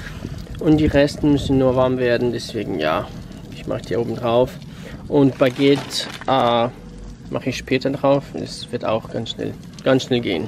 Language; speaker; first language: German; non-native, fluent; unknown